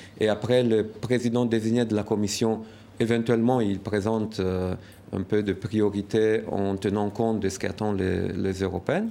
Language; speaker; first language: French; non-native, fluent; Romanian